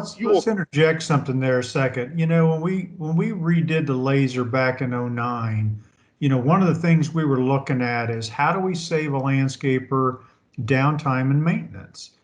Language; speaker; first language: English; native; English